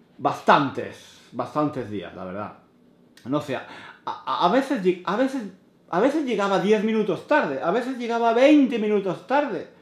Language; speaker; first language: Spanish; native; Spanish